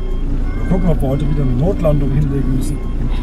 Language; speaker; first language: German; native; German